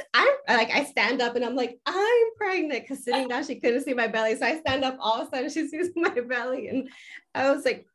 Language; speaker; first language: English; early bilingual, other home language; Spanish